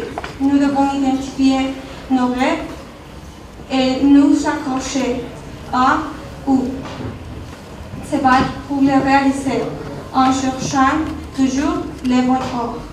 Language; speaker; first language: French; non-native, learner; Spanish